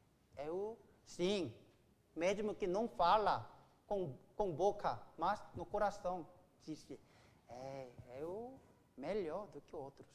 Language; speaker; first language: Portuguese; non-native, learner; Korean